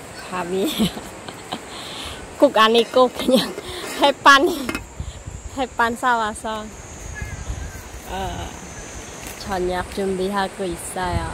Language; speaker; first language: Korean; non-native, local second language; Khmer